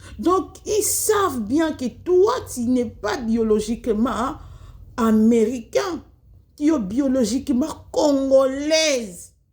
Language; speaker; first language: French; non-native, local second language; Lingala